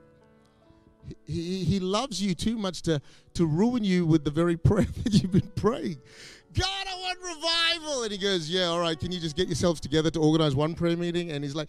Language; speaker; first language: English; native; English